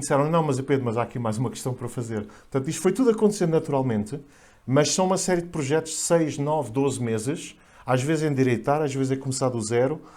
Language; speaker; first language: Portuguese; native; Portuguese